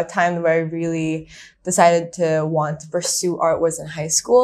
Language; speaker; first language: English; non-native, local second language; Filipino